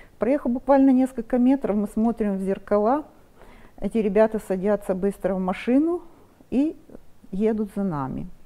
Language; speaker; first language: Russian; non-native, local second language; Romanian